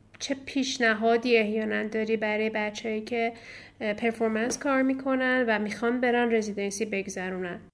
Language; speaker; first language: Persian; native; Persian